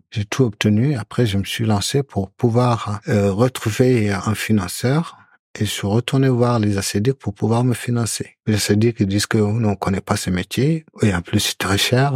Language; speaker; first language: French; non-native, local second language; Soninke